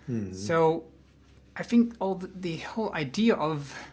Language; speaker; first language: English; non-native, fluent; Dutch